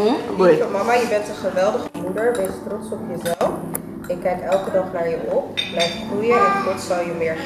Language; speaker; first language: Dutch; early bilingual, other home language; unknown